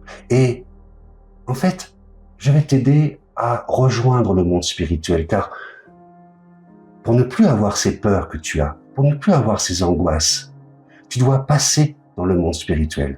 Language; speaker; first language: French; native; French